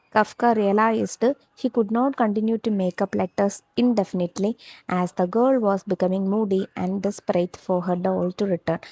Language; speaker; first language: English; non-native, local second language; Malayalam